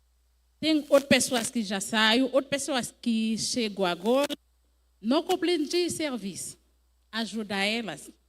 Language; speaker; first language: Portuguese; non-native, learner; French